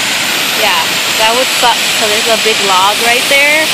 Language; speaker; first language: English; native; English